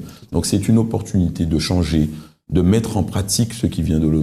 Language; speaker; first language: French; native; French